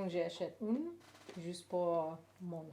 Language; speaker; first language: French; non-native, learner; English